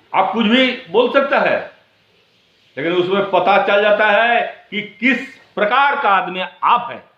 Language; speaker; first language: Hindi; non-native, local second language; Bangla